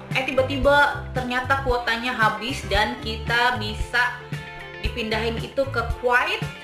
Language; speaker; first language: Indonesian; native; Indonesian